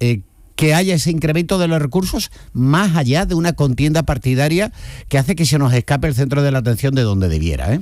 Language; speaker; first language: Spanish; native; Spanish